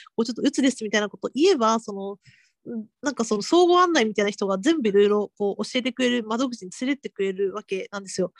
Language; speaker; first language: Japanese; non-native, fluent; Chinese